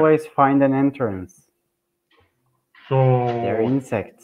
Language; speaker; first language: English; non-native, learner; Turkish